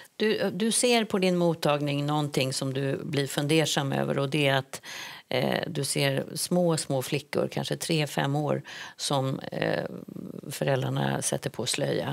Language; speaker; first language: Swedish; native; Swedish